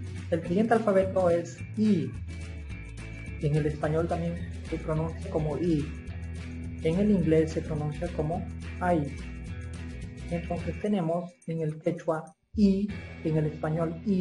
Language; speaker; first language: Spanish; non-native, local second language; Quechua